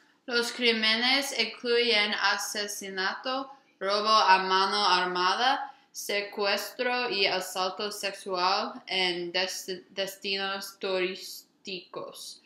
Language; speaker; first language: Spanish; non-native, learner; English